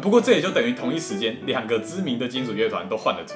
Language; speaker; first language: Chinese; native; Chinese